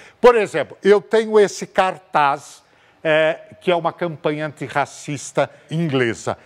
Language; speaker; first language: Portuguese; native; Portuguese